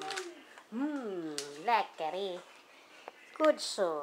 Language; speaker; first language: Dutch; non-native, learner; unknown